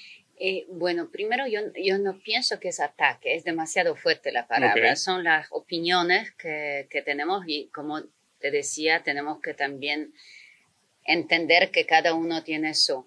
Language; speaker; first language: Spanish; non-native, fluent; Polish